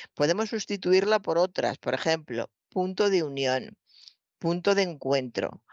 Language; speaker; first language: Spanish; native; Spanish